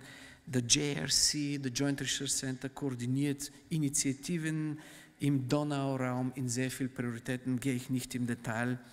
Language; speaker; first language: German; non-native, fluent; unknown